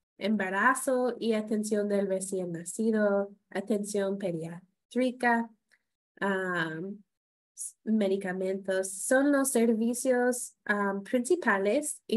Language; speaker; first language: Spanish; non-native, fluent; English